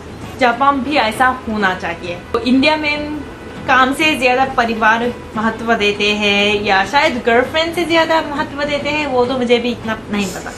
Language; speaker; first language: Hindi; non-native, fluent; Japanese